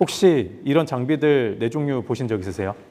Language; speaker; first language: Korean; native; Korean